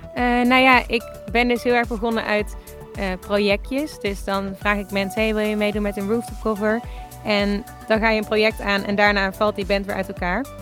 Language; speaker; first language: Dutch; native; Dutch